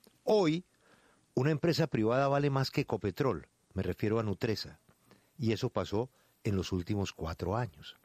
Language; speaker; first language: Spanish; native; Spanish